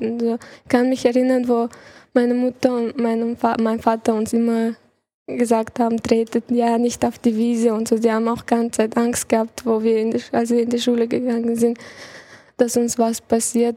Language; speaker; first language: German; early bilingual, other home language; Chechen